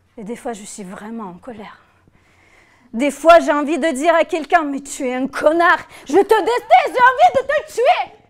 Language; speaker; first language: French; non-native, fluent; Russian